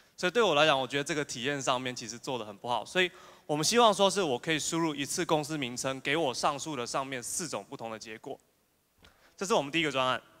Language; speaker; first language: Chinese; native; Chinese